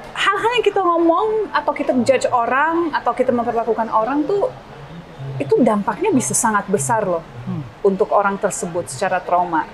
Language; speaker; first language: Indonesian; early bilingual, heritage; English